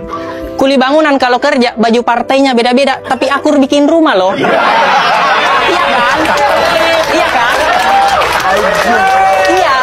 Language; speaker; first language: Indonesian; native; Indonesian